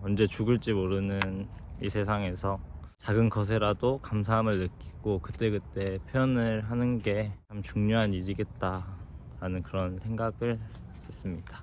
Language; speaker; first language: Korean; native; Korean